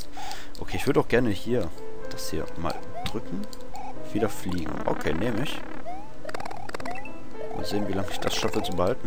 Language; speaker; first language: German; native; German